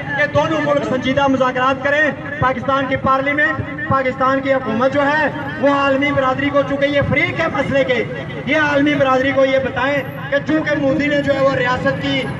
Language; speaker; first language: Urdu; non-native, local second language; Pahari-Potwari